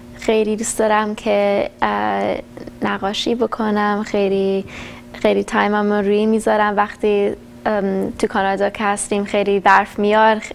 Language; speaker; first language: Persian; early bilingual, heritage; Persian